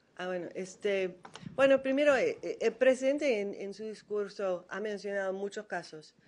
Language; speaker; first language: Spanish; non-native, fluent; English